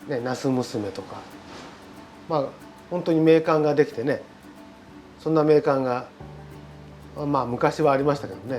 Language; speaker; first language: Japanese; native; Japanese